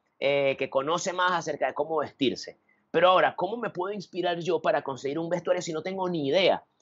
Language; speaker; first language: Spanish; native; Spanish